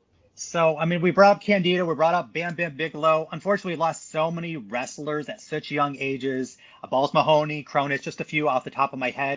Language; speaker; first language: English; native; English